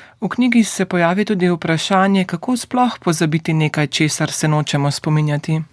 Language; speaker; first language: Slovenian; native; Slovenian